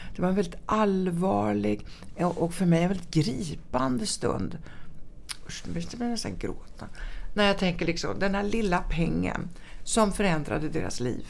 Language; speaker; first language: Swedish; early bilingual, other home language; Italian